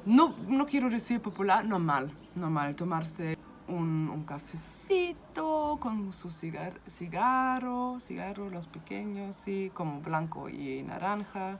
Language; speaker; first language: Spanish; non-native, fluent; German